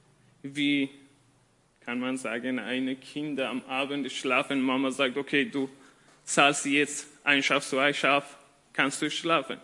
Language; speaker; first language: German; non-native, learner; Persian